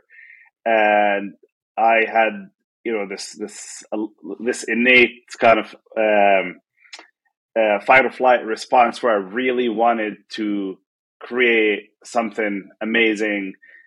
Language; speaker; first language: English; non-native, fluent; Arabic